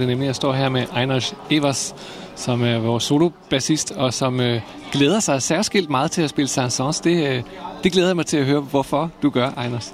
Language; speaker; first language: Danish; native; Danish